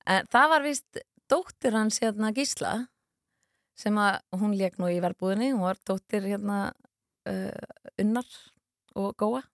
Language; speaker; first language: Icelandic; native; Icelandic